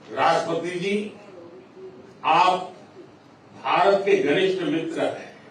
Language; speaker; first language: Hindi; non-native, local second language; Gujarati